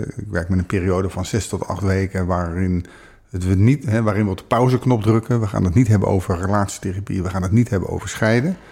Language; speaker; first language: Dutch; native; Dutch